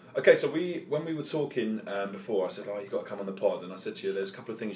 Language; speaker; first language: English; native; English